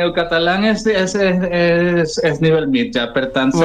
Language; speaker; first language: Catalan; non-native, learner; Spanish